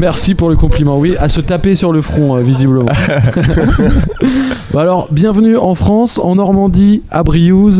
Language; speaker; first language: French; native; French